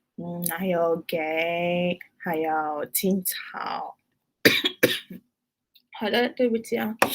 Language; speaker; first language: Chinese; non-native, fluent; Malay